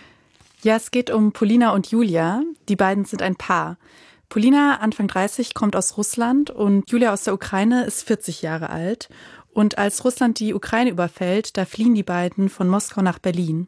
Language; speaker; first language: German; native; German